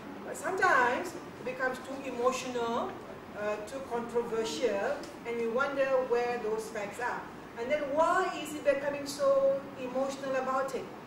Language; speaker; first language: English; non-native, local second language; Malay